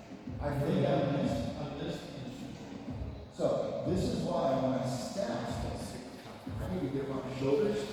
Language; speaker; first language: English; native; English